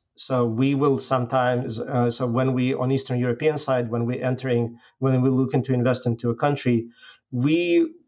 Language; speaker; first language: English; non-native, fluent; Russian